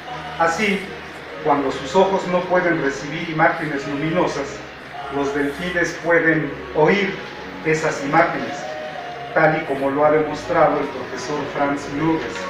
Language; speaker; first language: Spanish; native; Spanish